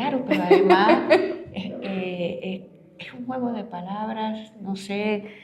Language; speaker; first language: Spanish; native; Spanish